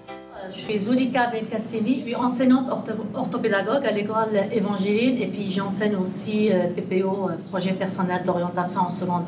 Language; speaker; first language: French; native; French